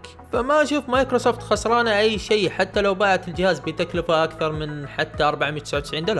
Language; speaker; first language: Arabic; native; Arabic